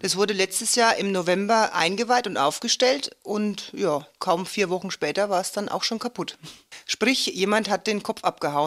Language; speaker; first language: German; native; German